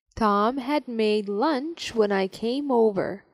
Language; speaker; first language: English; non-native, fluent; Serbian